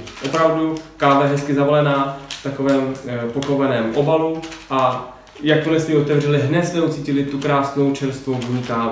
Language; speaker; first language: Czech; native; Czech